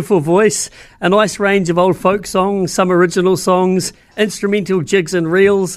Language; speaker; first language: English; native; English